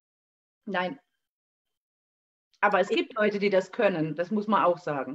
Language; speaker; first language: German; native; German